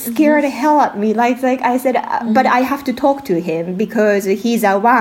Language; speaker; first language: English; non-native, learner; Japanese